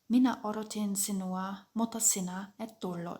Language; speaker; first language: Finnish; non-native, fluent; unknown